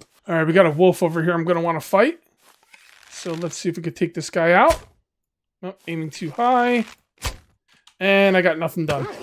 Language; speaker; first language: English; native; English